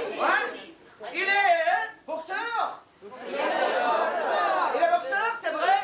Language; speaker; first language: French; non-native, learner; Russian